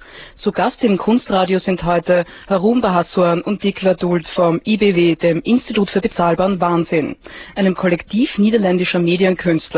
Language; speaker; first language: German; native; German